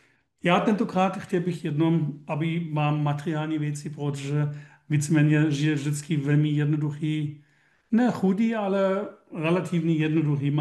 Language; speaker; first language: Czech; non-native, learner; German